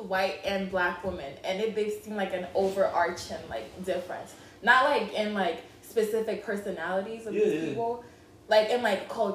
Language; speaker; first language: English; non-native, local second language; Akan